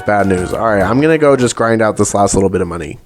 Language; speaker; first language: English; native; English